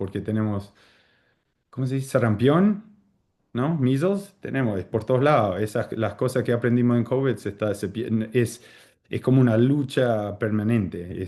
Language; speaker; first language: Spanish; early bilingual, heritage; Spanish